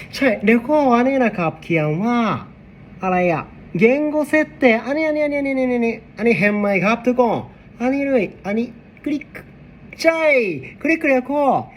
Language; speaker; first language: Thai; non-native, learner; Japanese